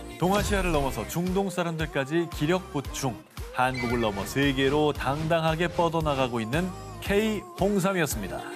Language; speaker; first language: Korean; native; Korean